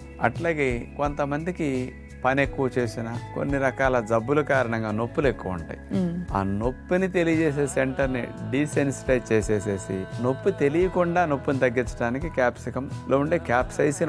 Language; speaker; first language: Telugu; native; Telugu